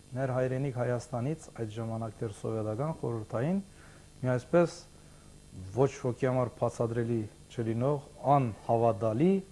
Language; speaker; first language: Armenian; early bilingual, heritage; Armenian